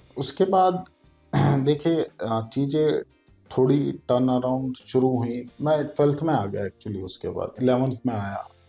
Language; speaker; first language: Hindi; native; Hindi